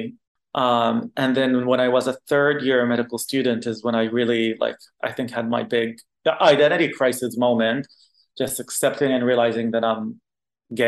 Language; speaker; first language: English; non-native, fluent; Arabic